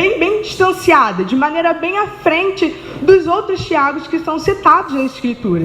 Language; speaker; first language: Portuguese; native; Portuguese